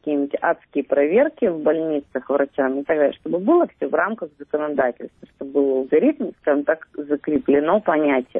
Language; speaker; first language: Russian; native; Russian